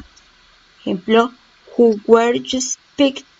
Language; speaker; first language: English; non-native, learner; Spanish